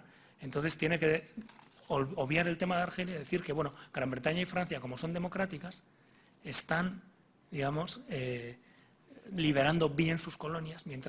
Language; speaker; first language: Spanish; native; Spanish